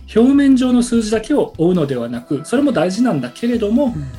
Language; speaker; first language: Japanese; native; Japanese